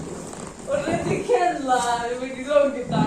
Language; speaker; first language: Indonesian; non-native, learner; Russian